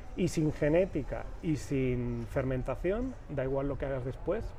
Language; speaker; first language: Spanish; native; Spanish